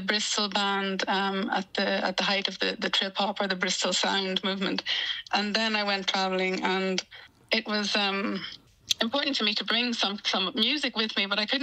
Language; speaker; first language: English; native; English